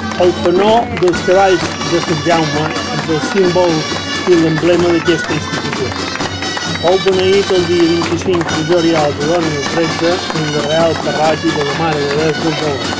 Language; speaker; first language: Catalan; native; Catalan